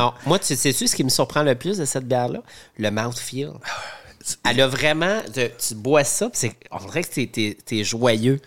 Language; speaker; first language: French; native; French